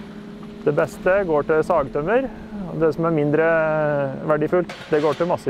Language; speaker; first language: Norwegian; native; Norwegian